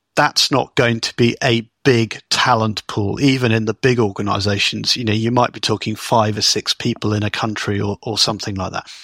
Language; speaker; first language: English; native; English